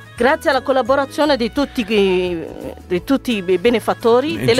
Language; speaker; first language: Italian; non-native, learner; Malagasy